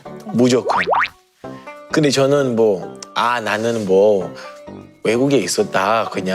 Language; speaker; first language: Korean; non-native, learner; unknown